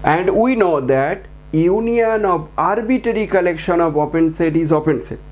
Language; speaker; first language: English; non-native, local second language; Bangla